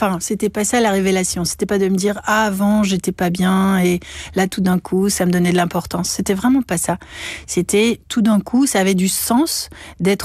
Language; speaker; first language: French; native; French